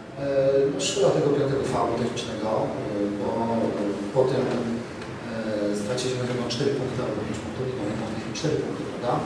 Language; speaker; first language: Polish; native; Polish